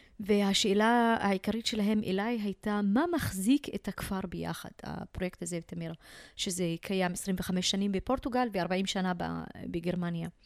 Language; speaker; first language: Hebrew; non-native, local second language; Arabic